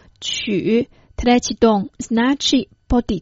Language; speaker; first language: Croatian; non-native, fluent; Chinese